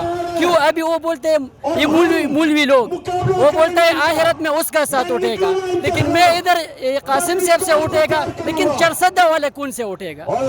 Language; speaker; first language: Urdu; non-native, local second language; Pashto